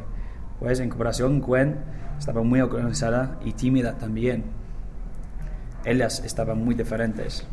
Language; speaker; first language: Spanish; non-native, learner; English